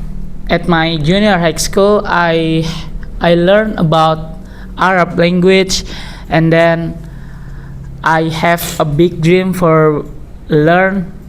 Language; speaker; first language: English; non-native, learner; Indonesian